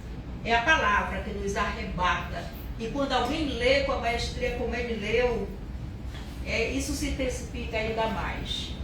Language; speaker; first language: Portuguese; native; Portuguese